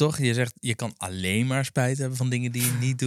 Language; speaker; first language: Dutch; native; Dutch